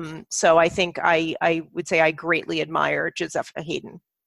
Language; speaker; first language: English; native; English